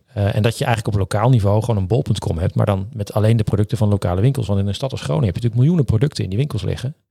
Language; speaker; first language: Dutch; native; Dutch